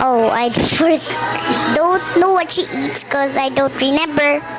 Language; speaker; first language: English; non-native, local second language; Filipino